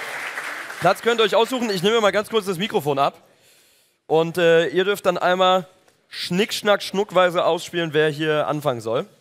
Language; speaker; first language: German; native; German